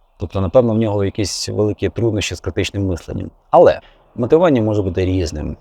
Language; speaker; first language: Ukrainian; native; Ukrainian